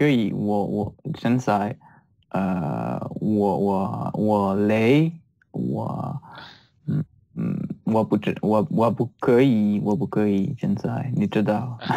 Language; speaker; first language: Chinese; non-native, learner; French